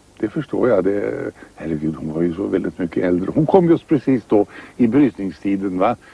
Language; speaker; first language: Swedish; native; Swedish